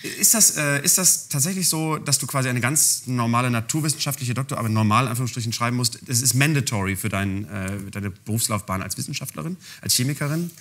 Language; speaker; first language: German; native; German